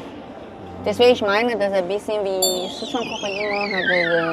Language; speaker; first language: German; non-native, learner; Chinese